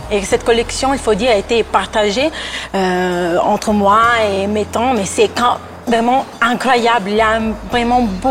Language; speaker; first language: French; non-native, fluent; Italian